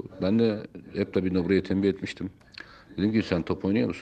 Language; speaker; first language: Turkish; native; Turkish